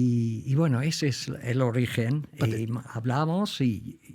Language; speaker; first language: Spanish; non-native, fluent; Dutch